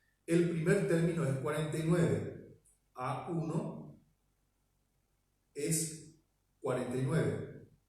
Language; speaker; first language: Spanish; native; Spanish